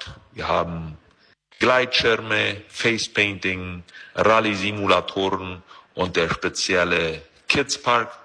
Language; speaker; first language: German; early bilingual, heritage; German